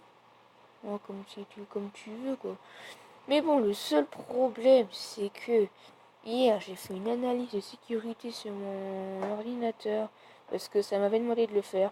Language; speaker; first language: French; native; French